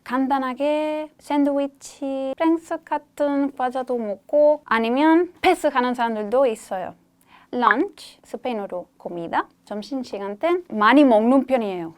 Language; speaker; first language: Korean; non-native, fluent; Spanish